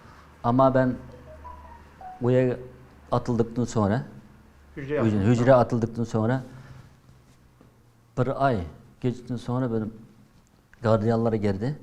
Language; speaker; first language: Turkish; non-native, learner; Uyghur